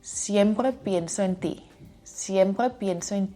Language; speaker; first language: Spanish; non-native, fluent; English